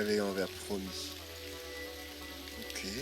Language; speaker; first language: French; native; French